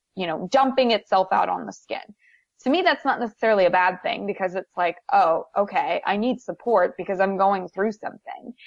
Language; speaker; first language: English; native; English